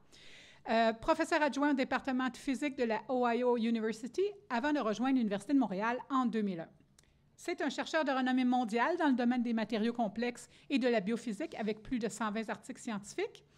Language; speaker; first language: French; native; French